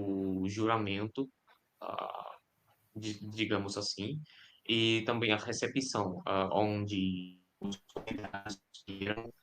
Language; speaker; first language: Portuguese; non-native, fluent; Indonesian